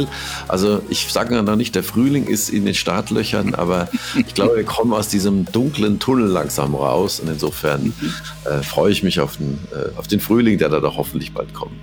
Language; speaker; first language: German; native; German